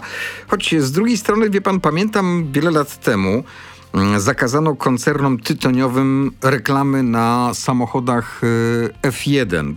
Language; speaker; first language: Polish; native; Polish